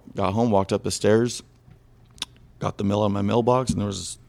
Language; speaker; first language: English; native; English